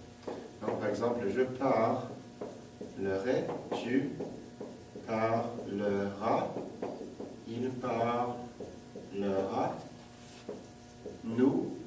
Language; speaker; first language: French; non-native, fluent; English